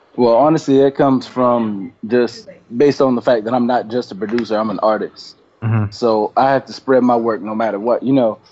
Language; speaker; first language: English; native; English